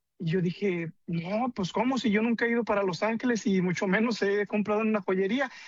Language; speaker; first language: Spanish; native; Spanish